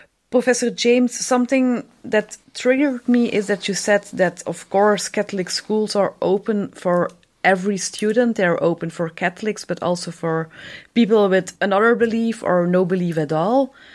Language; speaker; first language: English; non-native, fluent; Dutch